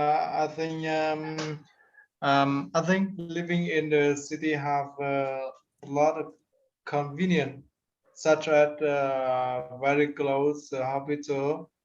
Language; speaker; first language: English; non-native, learner; Vietnamese